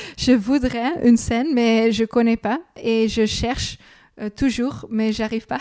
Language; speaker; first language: French; non-native, learner; Dutch